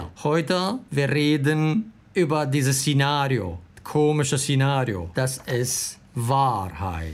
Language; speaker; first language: German; non-native, learner; Arabic